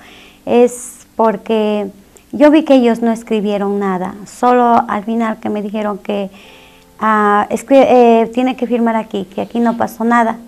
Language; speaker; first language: Spanish; native; Spanish